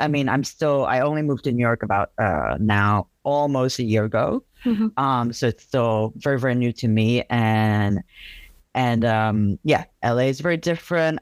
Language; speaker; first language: English; non-native, local second language; Cantonese